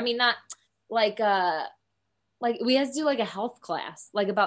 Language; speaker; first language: English; native; English